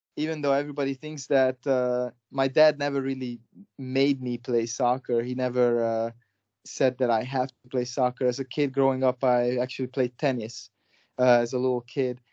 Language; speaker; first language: English; non-native, fluent; Hungarian